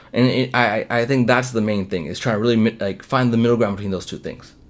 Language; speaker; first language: English; early bilingual, other home language; Hindi